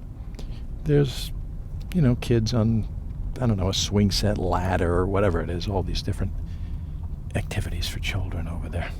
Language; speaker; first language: English; native; English